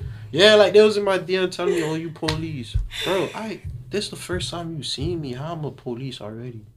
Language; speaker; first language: English; early bilingual, other home language; Haitian Creole